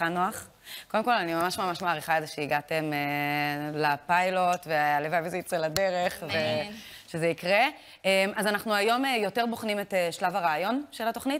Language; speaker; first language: Hebrew; native; Hebrew